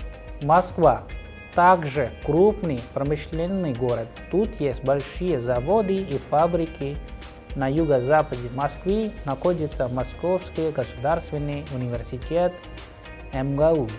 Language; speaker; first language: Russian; non-native, fluent; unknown